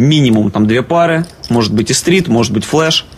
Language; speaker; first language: Russian; native; Russian